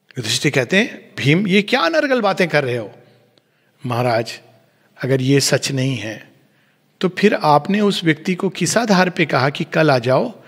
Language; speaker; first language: Hindi; native; Hindi